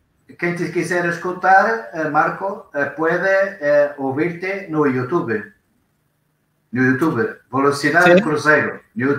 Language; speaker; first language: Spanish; non-native, learner; Portuguese